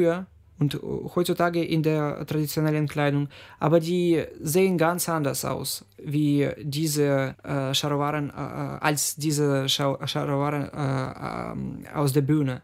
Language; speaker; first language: German; non-native, fluent; Ukrainian